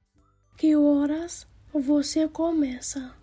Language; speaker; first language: Portuguese; non-native, learner; Haitian Creole